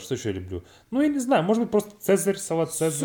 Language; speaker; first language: Russian; non-native, learner; English